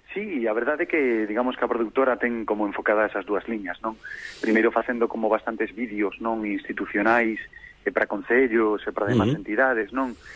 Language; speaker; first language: Galician; native; Galician